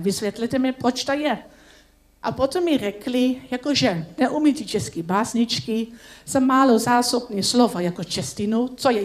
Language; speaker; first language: Czech; non-native, learner; Dutch